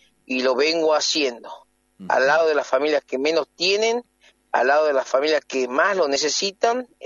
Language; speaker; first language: Spanish; native; Spanish